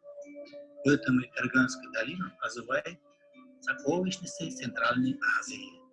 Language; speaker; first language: Russian; non-native, learner; Uzbek